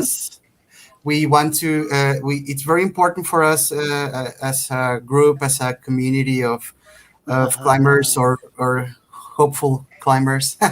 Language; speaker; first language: English; non-native, fluent; Spanish